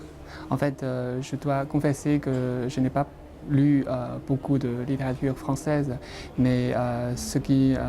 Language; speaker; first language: French; non-native, fluent; Chinese